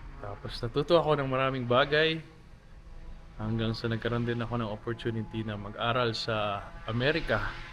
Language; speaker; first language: Filipino; non-native, local second language; Chavacano